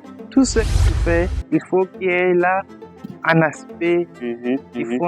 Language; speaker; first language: French; non-native, fluent; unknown